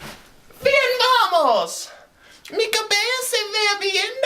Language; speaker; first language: Spanish; non-native, learner; English